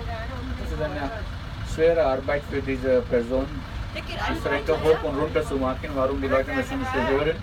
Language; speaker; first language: German; non-native, learner; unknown